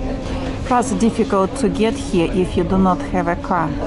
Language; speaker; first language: English; non-native, fluent; Russian